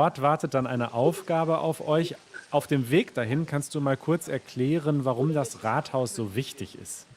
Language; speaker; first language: German; native; German